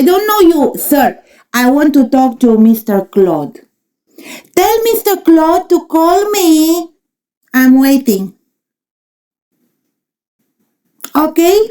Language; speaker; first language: English; non-native, fluent; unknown